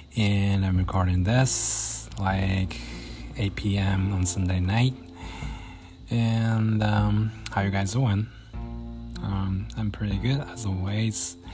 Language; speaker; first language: English; non-native, fluent; Japanese